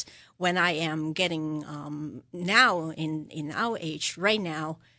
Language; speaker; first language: English; non-native, local second language; Cantonese